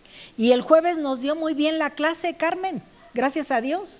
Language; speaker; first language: Spanish; native; Spanish